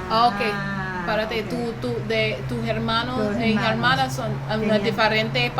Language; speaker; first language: Spanish; early bilingual, heritage; English